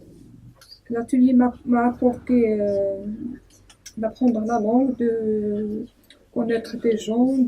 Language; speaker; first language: French; non-native, learner; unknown